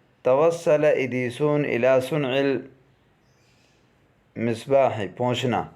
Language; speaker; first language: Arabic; non-native, fluent; Urdu